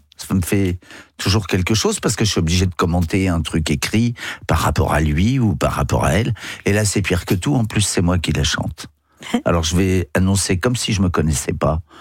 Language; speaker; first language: French; native; French